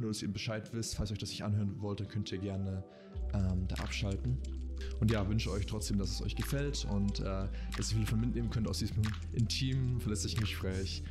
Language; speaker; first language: German; early bilingual, heritage; German